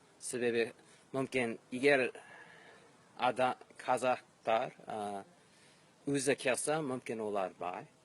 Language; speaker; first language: Kazakh; non-native, learner; English